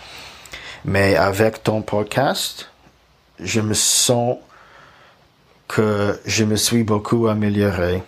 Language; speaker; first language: French; non-native, learner; Russian